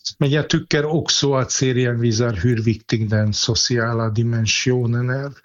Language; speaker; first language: Swedish; non-native, fluent; Hungarian